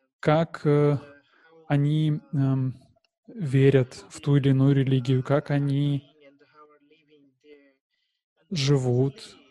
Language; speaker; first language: Russian; non-native, learner; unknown